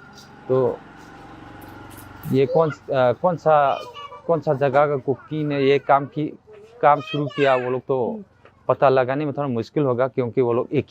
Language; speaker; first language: Hindi; non-native, local second language; Manipuri